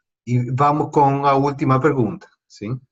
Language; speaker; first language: Portuguese; non-native, fluent; Spanish